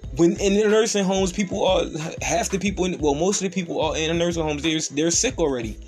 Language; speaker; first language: English; native; English